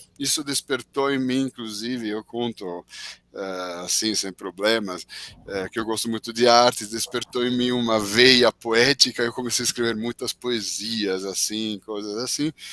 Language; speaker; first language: Portuguese; non-native, fluent; Italian